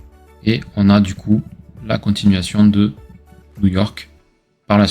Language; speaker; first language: French; native; French